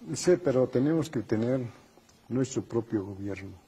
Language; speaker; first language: Spanish; native; Spanish